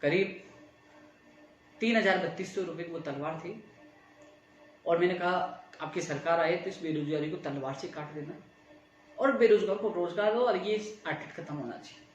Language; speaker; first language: Hindi; native; Hindi